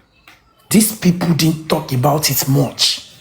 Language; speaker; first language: English; non-native, local second language; Yoruba